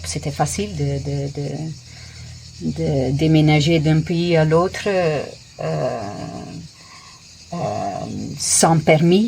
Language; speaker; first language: French; non-native, fluent; Dutch